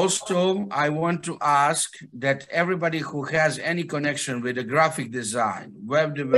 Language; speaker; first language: English; non-native, fluent; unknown